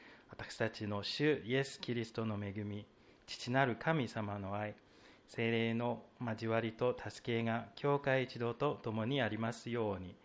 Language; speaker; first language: Japanese; non-native, fluent; Chinese